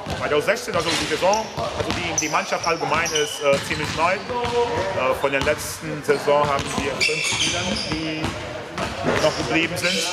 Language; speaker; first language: German; non-native, fluent; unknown